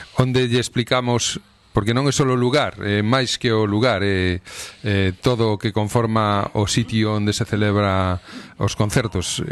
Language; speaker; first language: Galician; native; Galician